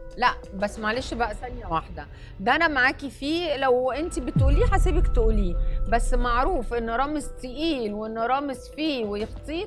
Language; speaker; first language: Arabic; native; Arabic